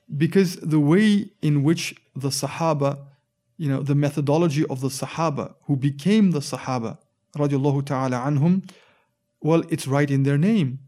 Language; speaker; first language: English; native; English